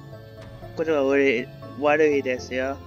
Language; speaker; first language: Japanese; non-native, learner; English